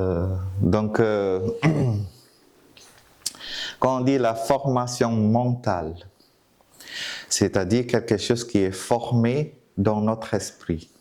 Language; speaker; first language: French; non-native, fluent; Vietnamese